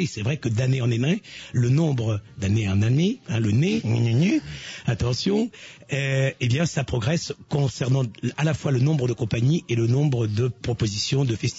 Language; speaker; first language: French; native; French